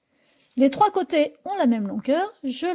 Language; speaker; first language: French; native; French